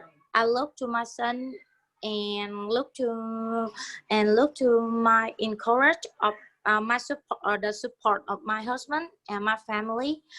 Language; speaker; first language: English; non-native, learner; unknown